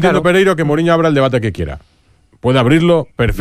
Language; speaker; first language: Spanish; native; Spanish